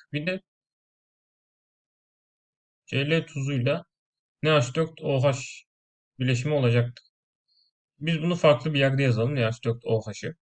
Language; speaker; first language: Turkish; native; Turkish